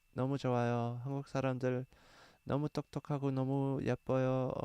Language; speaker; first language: Korean; early bilingual, other home language; English